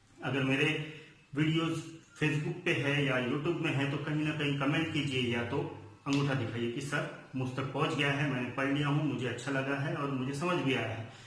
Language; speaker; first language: Hindi; non-native, local second language; Marathi